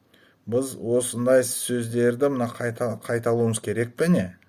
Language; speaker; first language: Kazakh; non-native, local second language; Russian